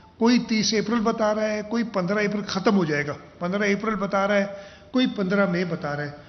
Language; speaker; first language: Urdu; non-native, local second language; Sindhi